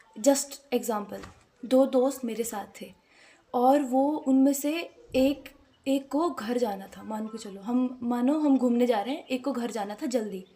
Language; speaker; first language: Hindi; native; Hindi